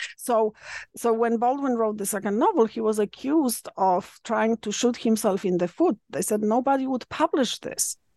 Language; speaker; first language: English; non-native, fluent; Polish